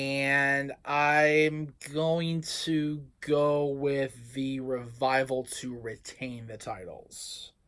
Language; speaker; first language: English; native; English